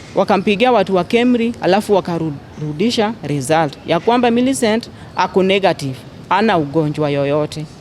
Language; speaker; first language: Swahili; non-native, local second language; Luo (Kenya and Tanzania)